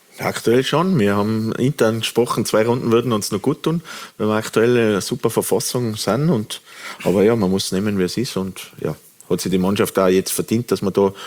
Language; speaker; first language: German; native; German